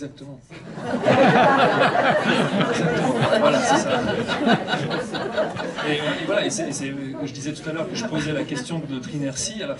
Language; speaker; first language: French; native; French